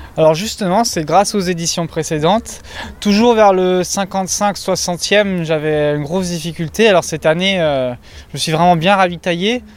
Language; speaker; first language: French; native; French